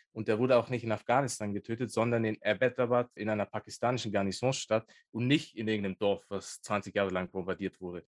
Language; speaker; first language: German; early bilingual, other home language; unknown